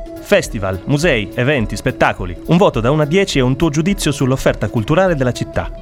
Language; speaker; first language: Italian; native; Italian